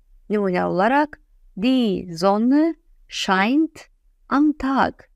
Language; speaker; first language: German; non-native, fluent; Azerbaijani